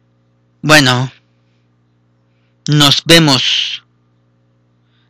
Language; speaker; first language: Spanish; native; Spanish